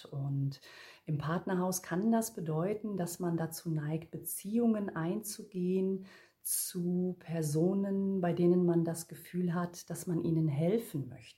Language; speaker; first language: German; native; German